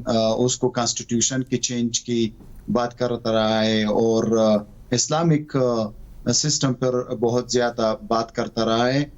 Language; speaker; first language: Hindi; non-native, fluent; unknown